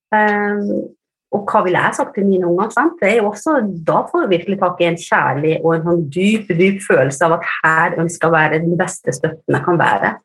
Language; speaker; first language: Norwegian; early bilingual, other home language; Finnish